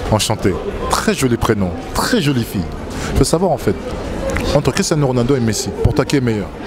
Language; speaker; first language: French; native; French